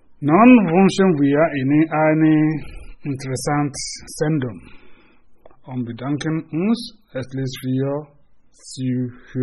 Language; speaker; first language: German; non-native, fluent; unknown